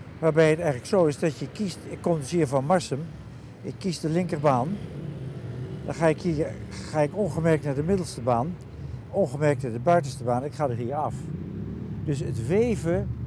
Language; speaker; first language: Dutch; native; Dutch